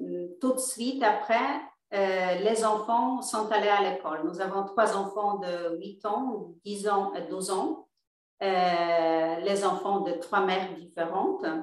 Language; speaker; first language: French; non-native, fluent; Polish